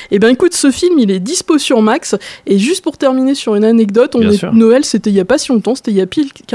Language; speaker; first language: French; native; French